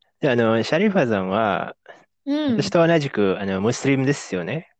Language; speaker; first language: Japanese; non-native, fluent; Indonesian